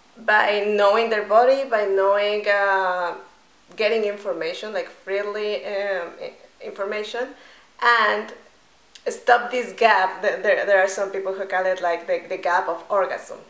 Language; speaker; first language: English; non-native, fluent; Spanish